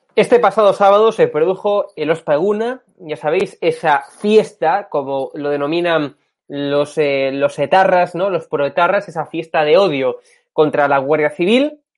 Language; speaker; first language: Spanish; native; Spanish